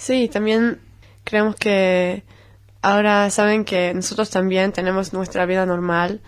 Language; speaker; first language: Spanish; non-native, fluent; Hebrew